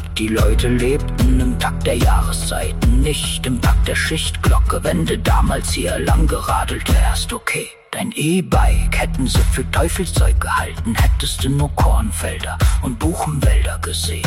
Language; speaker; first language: German; native; German